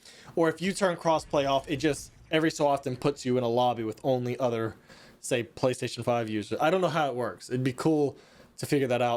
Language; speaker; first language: English; native; English